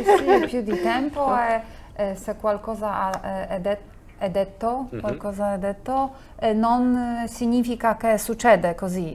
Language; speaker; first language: Italian; non-native, learner; Polish